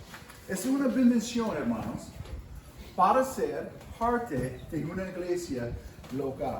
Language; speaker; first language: Spanish; non-native, fluent; English